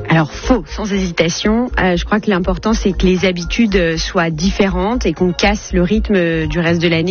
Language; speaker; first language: French; native; French